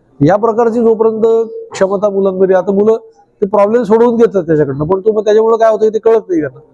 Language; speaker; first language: Marathi; native; Marathi